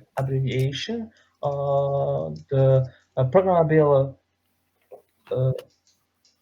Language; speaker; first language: English; non-native, learner; Serbian